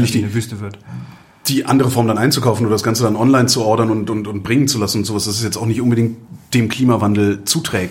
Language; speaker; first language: German; native; German